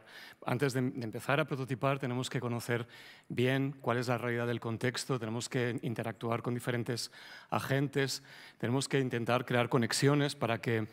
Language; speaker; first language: Spanish; native; Spanish